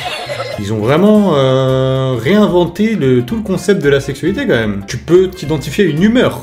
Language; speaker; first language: French; native; French